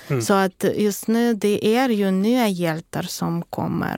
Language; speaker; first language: Swedish; non-native, fluent; Ukrainian